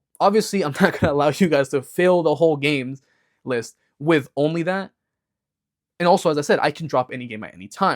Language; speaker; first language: English; native; English